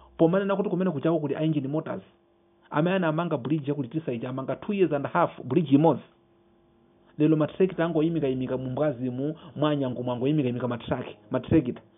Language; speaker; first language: Nyanja; non-native, local second language; Yao